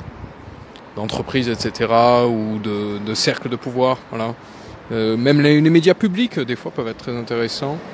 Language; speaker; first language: French; native; French